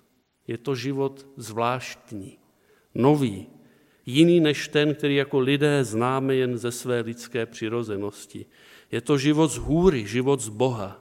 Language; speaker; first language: Czech; native; Czech